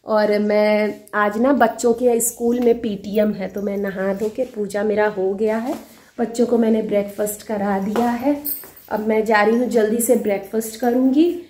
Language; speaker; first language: Hindi; native; Hindi